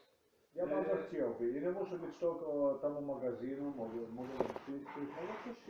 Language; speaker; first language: Polish; non-native, learner; Ukrainian